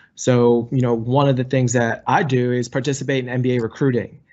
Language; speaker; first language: English; native; English